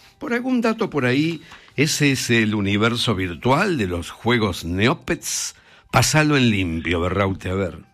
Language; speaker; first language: Spanish; native; Spanish